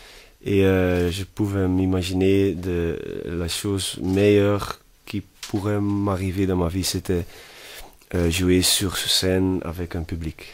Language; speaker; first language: French; non-native, fluent; Dutch